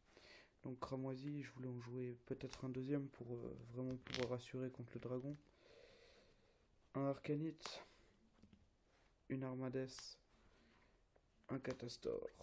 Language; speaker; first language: French; native; French